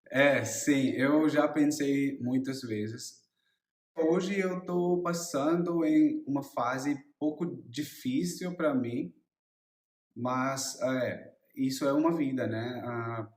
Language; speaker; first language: Portuguese; non-native, learner; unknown